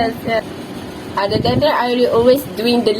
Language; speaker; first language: English; non-native, local second language; Malay